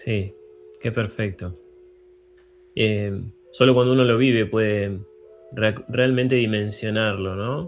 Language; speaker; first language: Spanish; native; Spanish